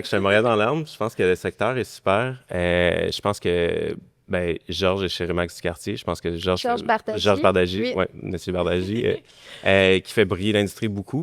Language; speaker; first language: French; native; French